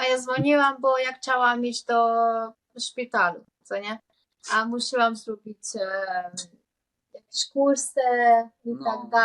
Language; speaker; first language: Polish; non-native, learner; Hungarian